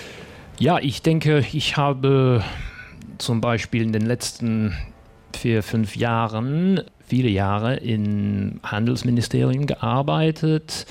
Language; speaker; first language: German; non-native, fluent; English